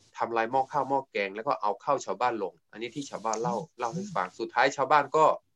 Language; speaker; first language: Thai; non-native, local second language; S'gaw Karen